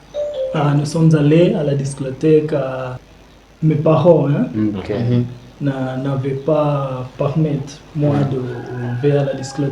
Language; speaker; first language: French; non-native, learner; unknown